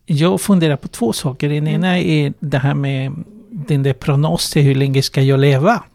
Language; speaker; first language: Swedish; non-native, fluent; Spanish